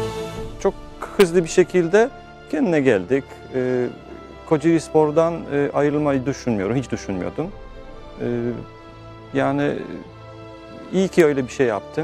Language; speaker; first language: Turkish; early bilingual, heritage; Turkish